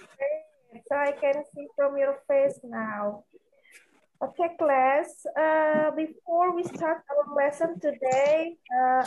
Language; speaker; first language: English; non-native, learner; Indonesian